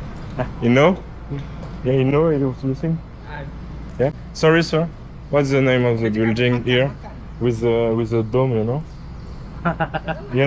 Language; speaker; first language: English; non-native, learner; French